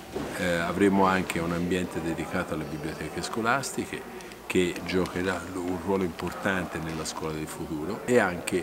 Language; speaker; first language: Italian; native; Italian